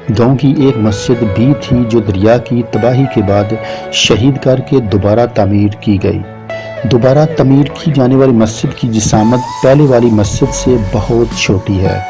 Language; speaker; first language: Urdu; non-native, local second language; Punjabi